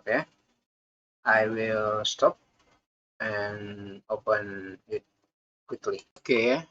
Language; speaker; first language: English; non-native, learner; Indonesian